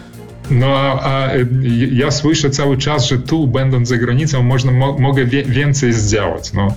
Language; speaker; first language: Polish; early bilingual, heritage; Polish